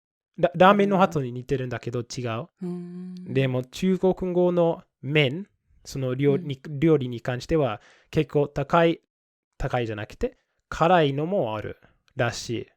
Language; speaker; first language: Japanese; non-native, fluent; English